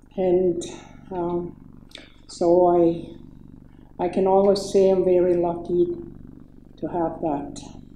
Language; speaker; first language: English; native; English